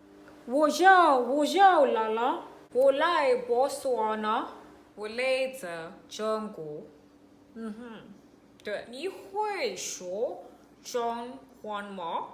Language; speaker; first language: Chinese; non-native, learner; Tswana